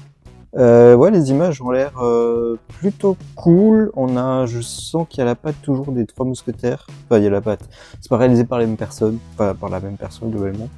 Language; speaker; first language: French; native; French